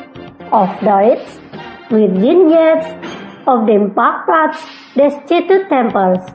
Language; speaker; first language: German; non-native, fluent; Indonesian